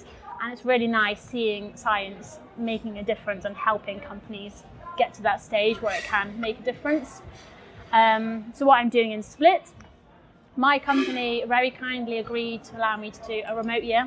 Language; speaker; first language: English; native; English